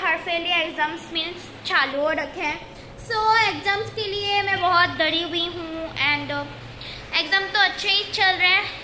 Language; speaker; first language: Hindi; non-native, local second language; Assamese